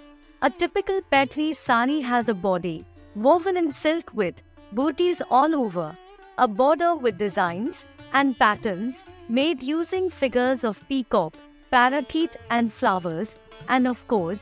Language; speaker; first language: English; non-native, local second language; Marathi